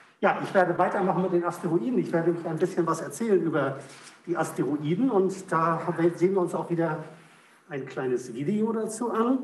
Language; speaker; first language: German; native; German